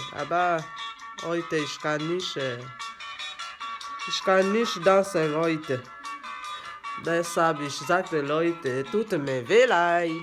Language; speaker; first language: German; non-native, learner; French